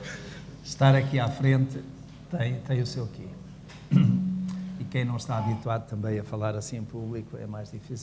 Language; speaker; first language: Portuguese; native; Portuguese